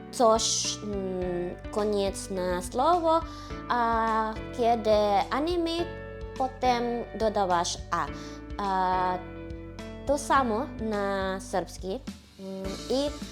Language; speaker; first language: Polish; non-native, learner; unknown